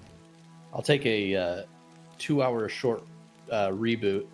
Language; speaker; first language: English; native; English